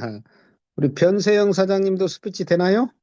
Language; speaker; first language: Korean; native; Korean